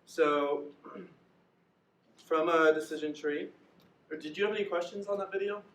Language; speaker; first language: English; native; English